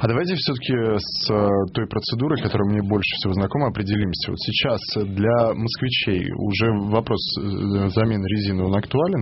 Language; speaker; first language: Russian; native; Russian